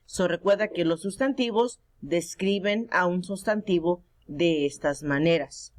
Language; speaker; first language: Spanish; early bilingual, heritage; Spanish